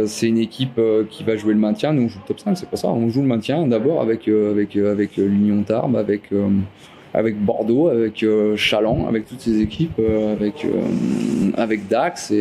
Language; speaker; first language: French; native; French